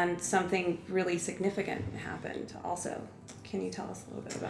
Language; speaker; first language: English; native; English